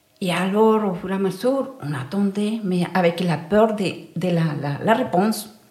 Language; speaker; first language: French; non-native, learner; Spanish